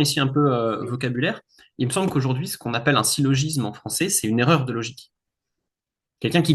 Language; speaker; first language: French; native; French